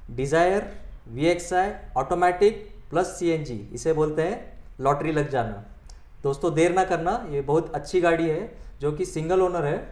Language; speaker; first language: Hindi; non-native, local second language; Marathi